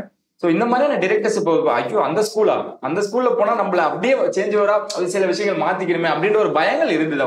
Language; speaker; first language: Tamil; native; Tamil